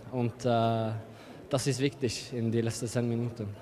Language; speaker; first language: German; non-native, learner; Norwegian